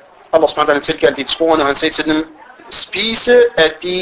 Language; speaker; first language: Danish; early bilingual, other home language; Arabic